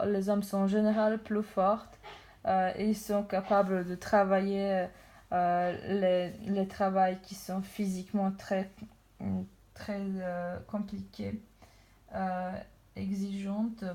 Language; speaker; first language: French; non-native, learner; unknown